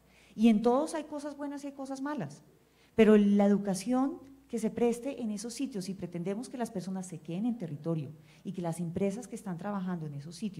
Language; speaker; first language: Spanish; native; Spanish